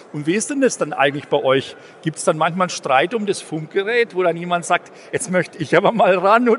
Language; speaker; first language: German; native; German